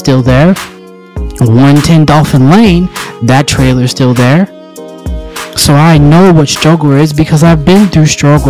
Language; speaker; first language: English; native; English